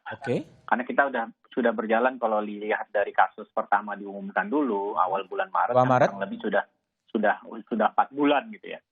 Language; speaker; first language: Indonesian; native; Indonesian